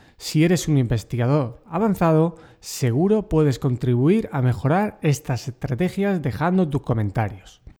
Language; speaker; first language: Spanish; native; Spanish